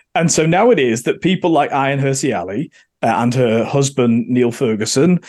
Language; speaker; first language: English; native; English